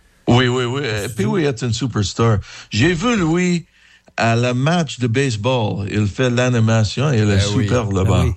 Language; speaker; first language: French; non-native, learner; English